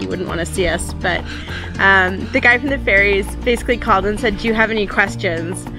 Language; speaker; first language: English; native; English